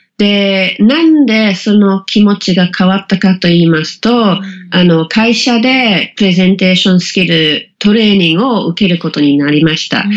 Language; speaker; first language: Japanese; non-native, fluent; English